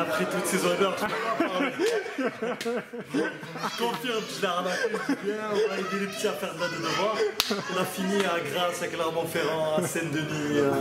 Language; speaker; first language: French; native; French